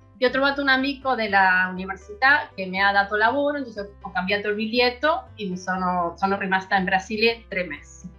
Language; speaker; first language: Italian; non-native, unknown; Spanish